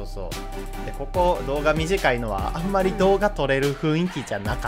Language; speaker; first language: Japanese; native; Japanese